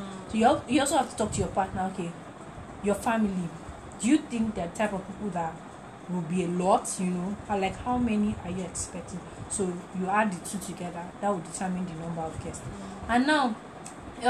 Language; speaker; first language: English; non-native, local second language; Yoruba